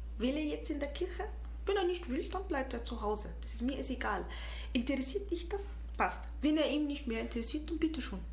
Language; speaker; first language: German; non-native, fluent; Arabic